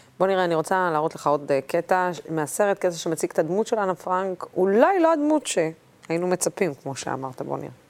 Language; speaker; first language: Hebrew; non-native, local second language; Arabic